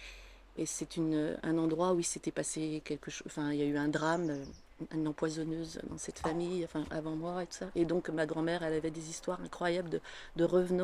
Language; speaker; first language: French; native; French